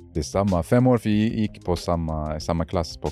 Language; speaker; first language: Swedish; non-native, fluent; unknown